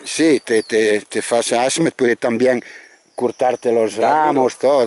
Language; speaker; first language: Spanish; non-native, learner; French